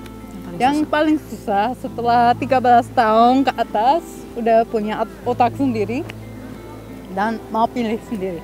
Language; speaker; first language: Indonesian; non-native, fluent; English